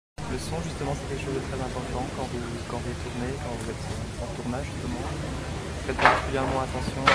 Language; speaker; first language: French; native; French